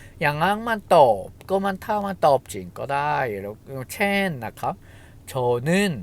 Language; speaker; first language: Thai; non-native, fluent; Korean